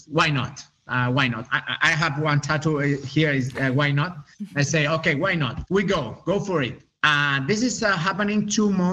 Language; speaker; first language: English; non-native, learner; Spanish